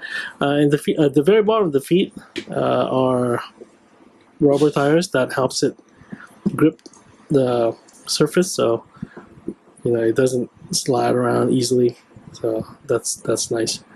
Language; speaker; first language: English; native; English